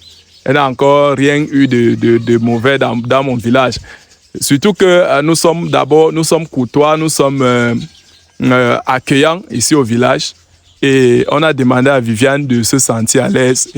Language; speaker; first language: French; native; French